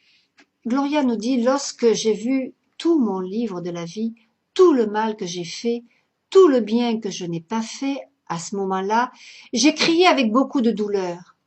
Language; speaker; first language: French; native; French